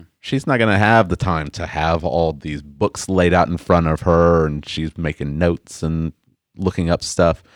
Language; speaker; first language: English; native; English